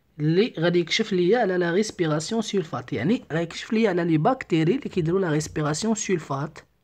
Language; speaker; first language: French; non-native, local second language; Arabic